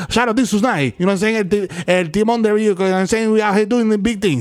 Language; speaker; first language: English; early bilingual, other home language; Spanish